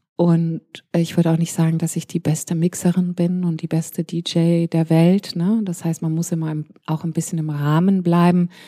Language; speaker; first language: German; early bilingual, heritage; German